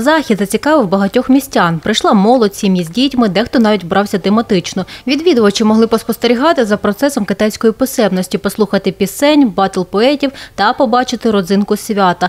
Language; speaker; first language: Ukrainian; native; Ukrainian